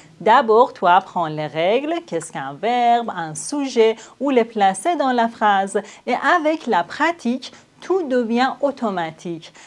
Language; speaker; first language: French; non-native, fluent; Persian